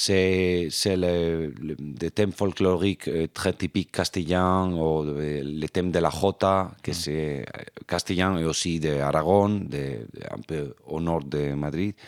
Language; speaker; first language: French; non-native, fluent; Spanish